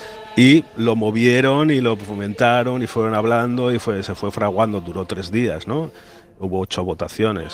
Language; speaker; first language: Spanish; native; Spanish